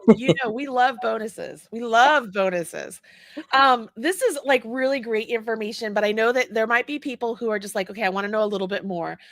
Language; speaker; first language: English; native; English